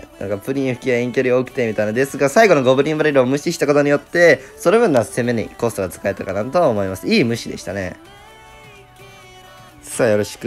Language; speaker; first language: Japanese; native; Japanese